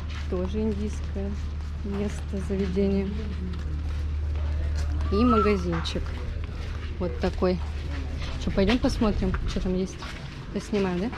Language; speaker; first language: Russian; native; Russian